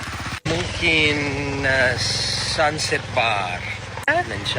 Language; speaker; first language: Indonesian; non-native, learner; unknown